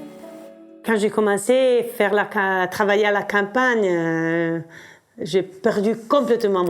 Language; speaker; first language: French; non-native, fluent; Italian